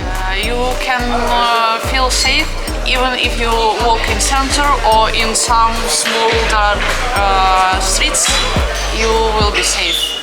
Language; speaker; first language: English; non-native, fluent; Russian